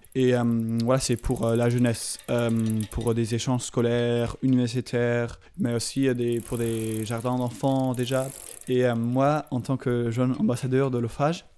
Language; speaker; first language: French; non-native, learner; German